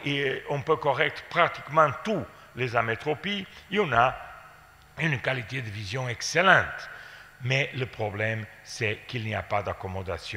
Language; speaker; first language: French; non-native, fluent; Portuguese